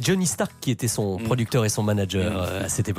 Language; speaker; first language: French; native; French